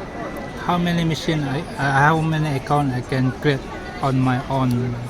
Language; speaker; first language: English; non-native, learner; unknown